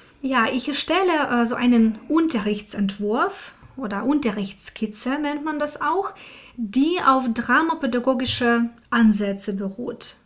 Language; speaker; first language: German; non-native, fluent; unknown